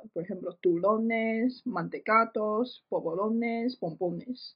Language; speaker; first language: Spanish; non-native, fluent; Chinese